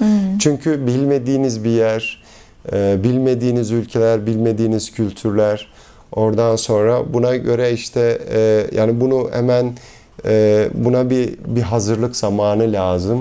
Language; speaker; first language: Turkish; early bilingual, heritage; Turkish